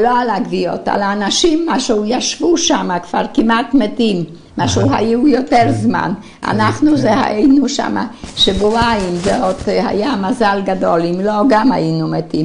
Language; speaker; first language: Hebrew; non-native, fluent; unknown